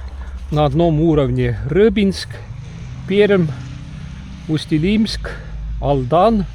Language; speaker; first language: Russian; non-native, local second language; Estonian